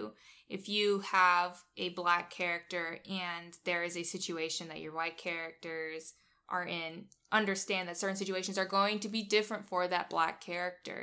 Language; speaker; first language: English; native; English